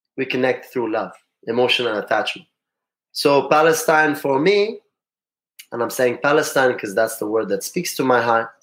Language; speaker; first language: English; non-native, fluent; Arabic